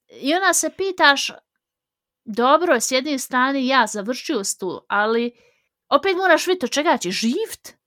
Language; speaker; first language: Bosnian; early bilingual, heritage; Bosnian